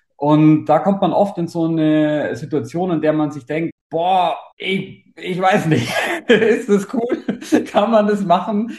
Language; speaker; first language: German; native; German